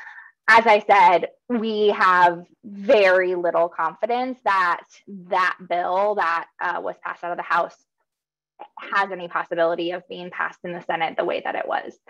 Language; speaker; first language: English; native; English